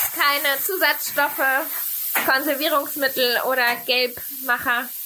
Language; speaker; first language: German; non-native, fluent; Spanish